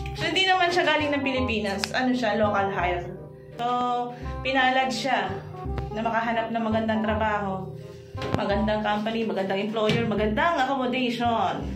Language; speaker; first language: Filipino; non-native, local second language; Iloko